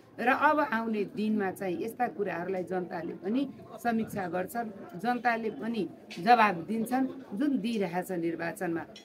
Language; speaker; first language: Nepali; non-native, local second language; Maithili